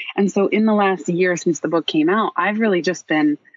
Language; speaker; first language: English; native; English